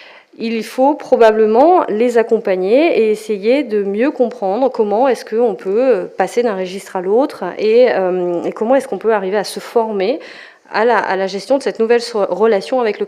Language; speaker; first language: French; native; French